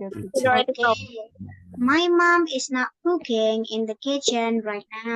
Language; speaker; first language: English; non-native, fluent; Indonesian